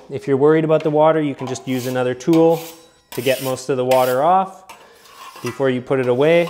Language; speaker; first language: English; native; English